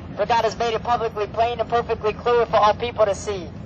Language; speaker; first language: English; native; English